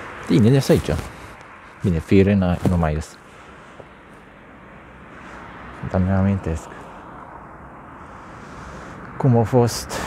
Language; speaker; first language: Romanian; non-native, local second language; Hungarian